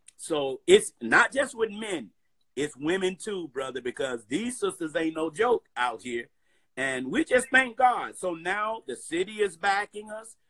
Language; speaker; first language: English; native; English